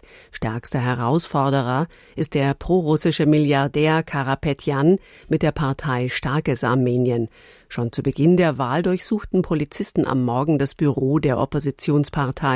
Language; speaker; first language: German; native; German